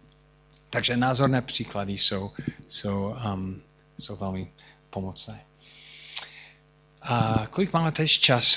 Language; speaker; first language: Czech; non-native, fluent; English